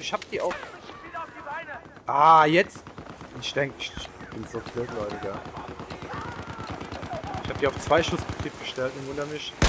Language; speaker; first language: German; native; German